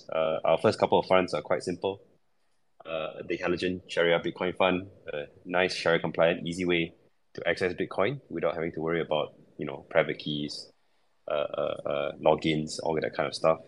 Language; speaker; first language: English; non-native, local second language; Chinese